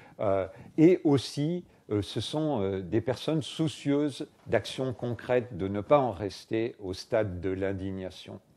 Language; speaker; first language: French; native; French